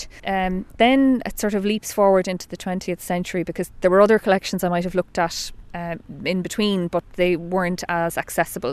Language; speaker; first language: English; native; English